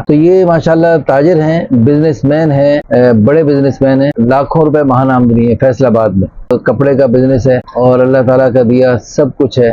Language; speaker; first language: Urdu; native; Urdu